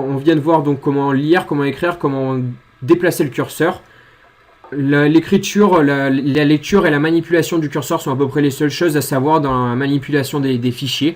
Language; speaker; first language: French; native; French